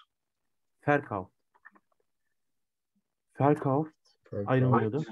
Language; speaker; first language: German; non-native, fluent; Turkish